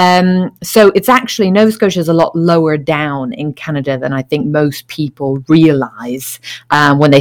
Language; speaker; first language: English; native; English